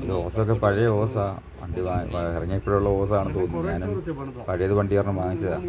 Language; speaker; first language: Malayalam; native; Malayalam